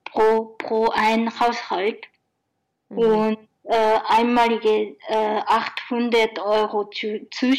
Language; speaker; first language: German; non-native, learner; Japanese